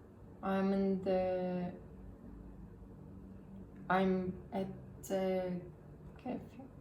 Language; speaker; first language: English; non-native, learner; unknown